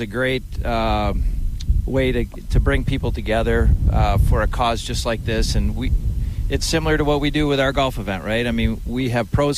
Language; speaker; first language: English; native; English